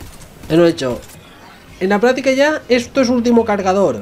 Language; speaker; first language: Spanish; native; Spanish